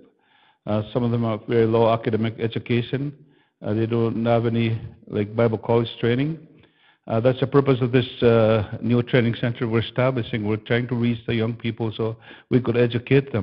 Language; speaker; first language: English; native; English